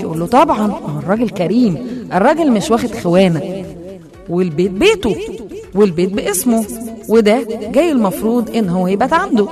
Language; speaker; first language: Arabic; native; Arabic